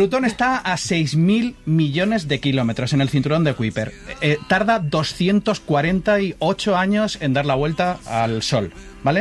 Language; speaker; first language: Spanish; native; Spanish